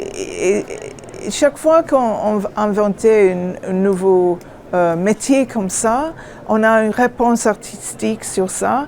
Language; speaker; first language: French; non-native, learner; English